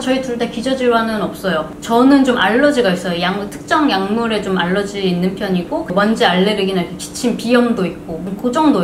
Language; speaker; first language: Korean; early bilingual, heritage; Korean